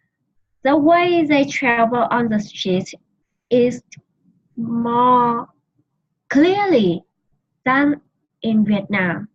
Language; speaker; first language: English; non-native, learner; Vietnamese